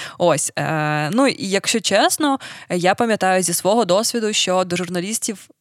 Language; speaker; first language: Ukrainian; native; Ukrainian